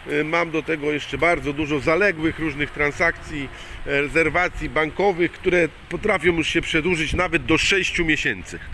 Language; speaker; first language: Polish; native; Polish